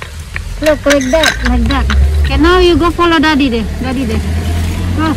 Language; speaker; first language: English; non-native, local second language; Malay